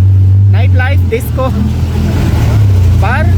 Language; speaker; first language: English; non-native, local second language; Filipino